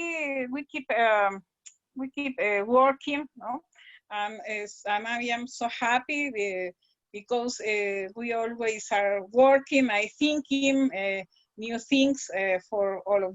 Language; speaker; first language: English; non-native, learner; Spanish